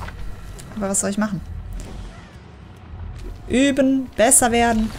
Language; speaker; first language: German; native; German